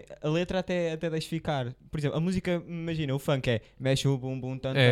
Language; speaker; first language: Portuguese; native; Portuguese